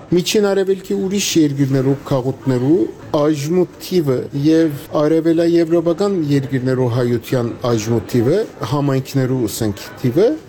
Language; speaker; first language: Armenian; native; Armenian